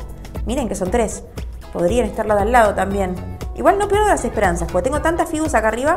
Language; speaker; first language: Spanish; native; Spanish